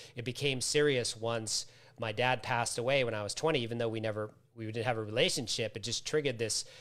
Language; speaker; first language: English; native; English